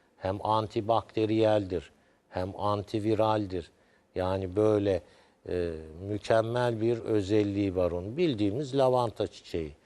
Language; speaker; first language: Turkish; native; Turkish